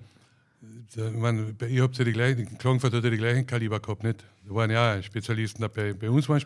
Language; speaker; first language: German; native; German